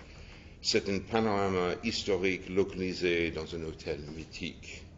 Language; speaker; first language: French; non-native, fluent; English